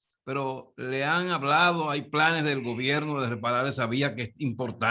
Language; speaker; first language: Spanish; native; Spanish